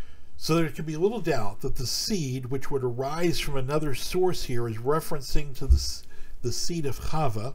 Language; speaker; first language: English; native; English